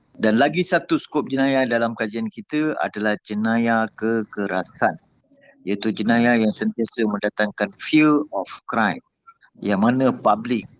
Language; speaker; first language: Malay; non-native, local second language; Tamil